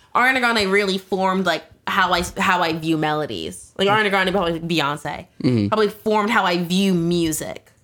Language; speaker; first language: English; native; English